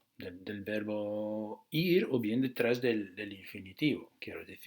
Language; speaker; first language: Spanish; non-native, fluent; Dutch